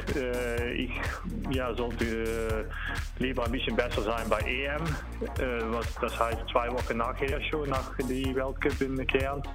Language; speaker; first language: German; non-native, learner; Dutch